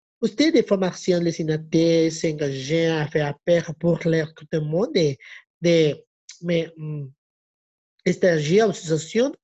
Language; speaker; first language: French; non-native, learner; Spanish